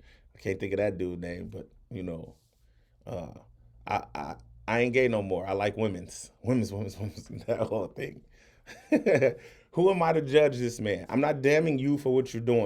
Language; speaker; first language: English; native; English